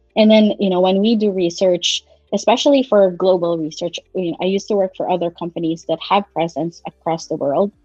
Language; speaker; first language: English; non-native, local second language; Cebuano